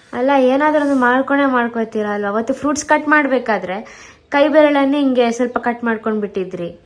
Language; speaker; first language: Kannada; non-native, local second language; Tulu